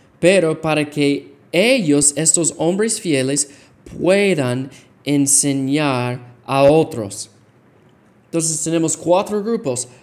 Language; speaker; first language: Spanish; non-native, fluent; English